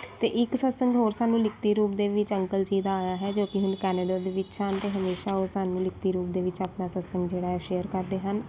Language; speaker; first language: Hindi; non-native, local second language; Punjabi